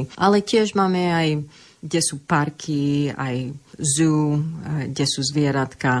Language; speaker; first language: Slovak; early bilingual, heritage; English